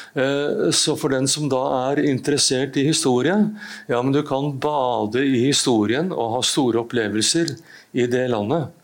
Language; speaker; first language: Norwegian; native; Norwegian